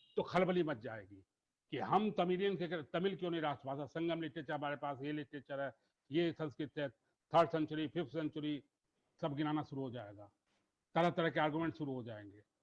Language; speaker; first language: Hindi; native; Hindi